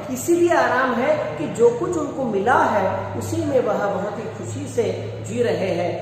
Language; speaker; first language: Hindi; non-native, local second language; Kannada